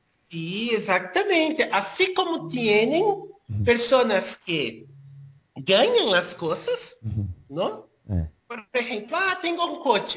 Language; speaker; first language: Portuguese; non-native, fluent; Spanish